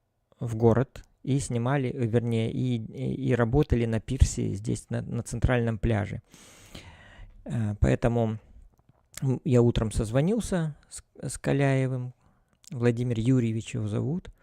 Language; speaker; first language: Russian; native; Russian